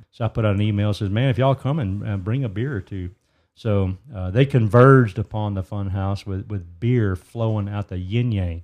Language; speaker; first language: English; native; English